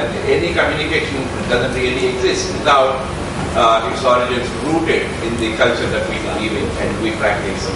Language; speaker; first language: English; non-native, local second language; Telugu